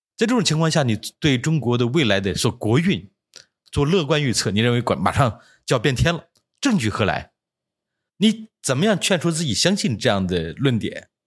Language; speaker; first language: Chinese; native; Chinese